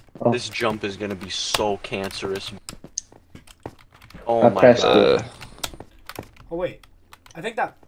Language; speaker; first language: English; native; English